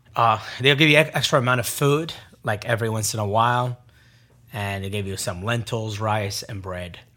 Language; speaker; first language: English; non-native, fluent; Arabic